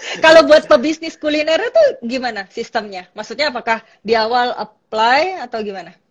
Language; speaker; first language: Indonesian; native; Indonesian